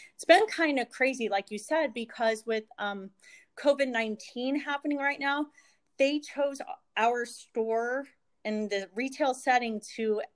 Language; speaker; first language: English; native; English